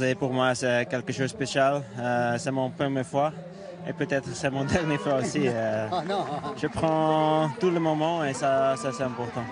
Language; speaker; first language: French; non-native, learner; Dutch